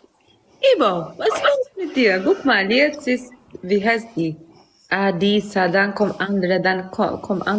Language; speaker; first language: German; non-native, learner; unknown